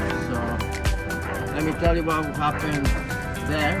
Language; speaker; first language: English; non-native, fluent; Spanish